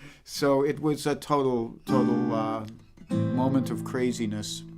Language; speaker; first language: English; native; English